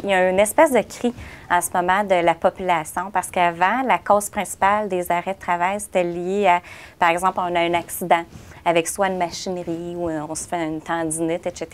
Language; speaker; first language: French; native; French